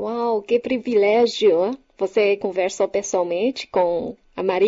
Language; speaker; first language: Portuguese; non-native, fluent; Chinese